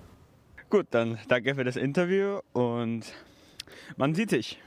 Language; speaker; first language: German; native; German